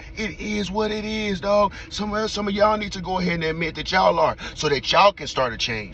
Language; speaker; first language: English; native; English